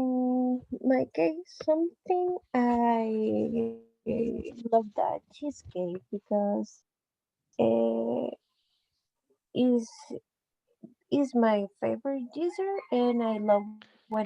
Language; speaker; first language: English; non-native, learner; Spanish